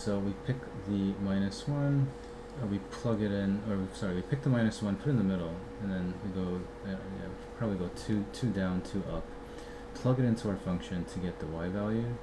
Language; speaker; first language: English; native; English